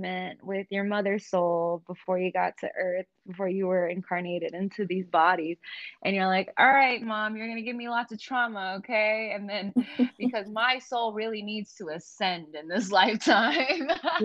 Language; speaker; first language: English; native; English